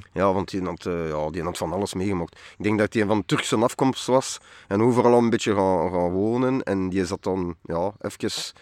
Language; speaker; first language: Dutch; non-native, fluent; French